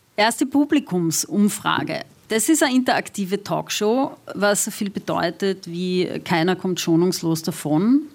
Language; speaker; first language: German; native; German